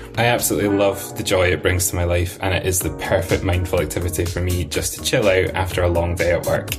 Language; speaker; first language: English; native; English